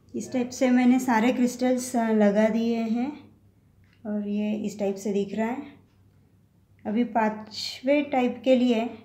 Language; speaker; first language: Hindi; non-native, local second language; Marathi